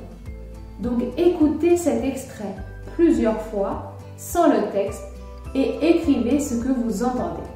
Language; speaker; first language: French; native; French